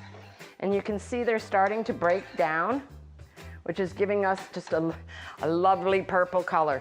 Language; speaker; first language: English; native; English